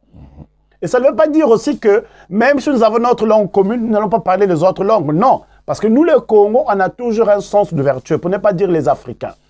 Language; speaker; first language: French; non-native, local second language; Kongo